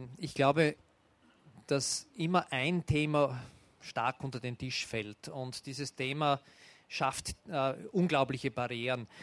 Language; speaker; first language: German; native; German